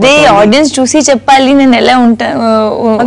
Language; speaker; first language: Telugu; non-native, learner; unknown